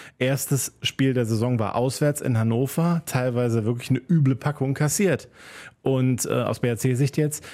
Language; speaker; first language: German; native; German